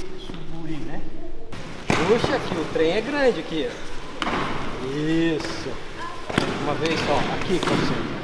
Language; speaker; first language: Portuguese; native; Portuguese